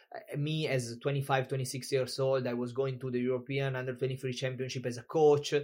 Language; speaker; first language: English; non-native, fluent; Italian